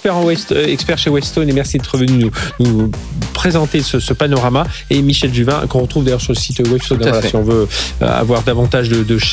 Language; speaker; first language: French; native; French